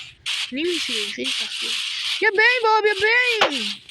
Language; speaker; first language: Persian; native; Persian